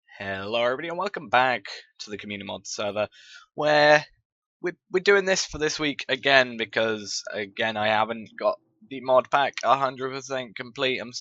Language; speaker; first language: English; native; English